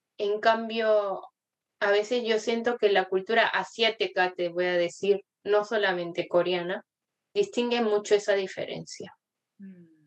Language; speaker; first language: Spanish; early bilingual, other home language; Korean